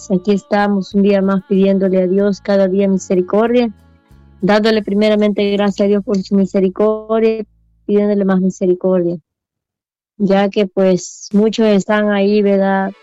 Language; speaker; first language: Spanish; native; Spanish